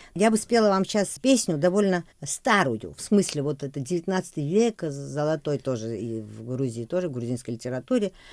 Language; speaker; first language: Russian; non-native, local second language; Georgian